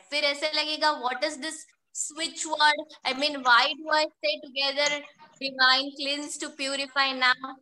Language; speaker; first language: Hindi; non-native, local second language; Marathi